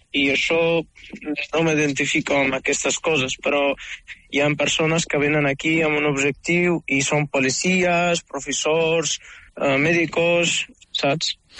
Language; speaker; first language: Catalan; non-native, fluent; Arabic